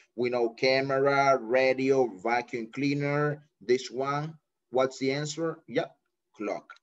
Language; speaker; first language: English; non-native, fluent; Spanish